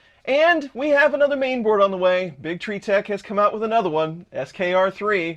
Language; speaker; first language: English; native; English